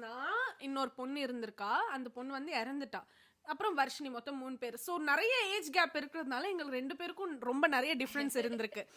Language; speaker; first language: Tamil; non-native, local second language; Telugu